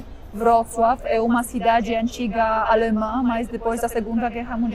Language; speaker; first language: Portuguese; non-native, fluent; Polish